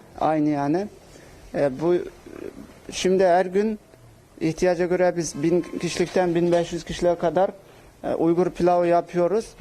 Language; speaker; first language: Turkish; non-native, local second language; Uyghur